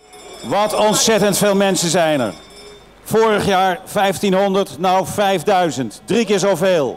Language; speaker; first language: Dutch; native; Dutch